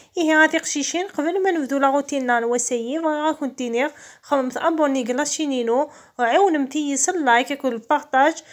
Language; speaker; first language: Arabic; non-native, local second language; Kabyle